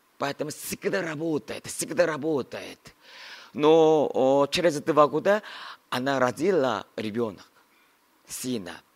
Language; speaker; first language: Russian; non-native, learner; Korean